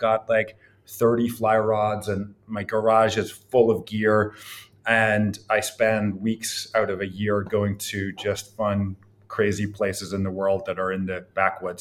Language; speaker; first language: English; native; English